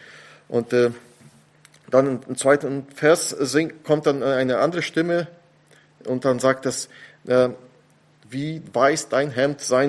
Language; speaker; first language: German; non-native, fluent; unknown